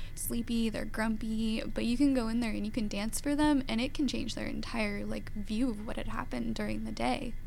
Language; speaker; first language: English; native; English